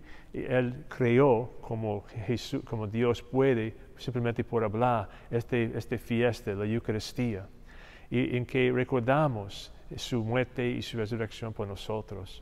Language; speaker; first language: Spanish; non-native, fluent; English